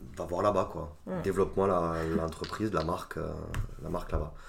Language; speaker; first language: French; native; French